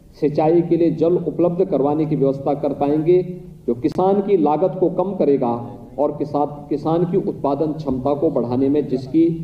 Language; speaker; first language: Hindi; native; Hindi